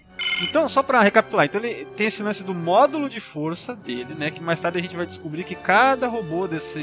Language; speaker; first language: Portuguese; native; Portuguese